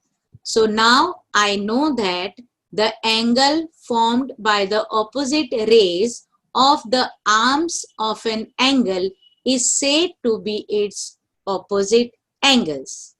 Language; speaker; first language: English; non-native, local second language; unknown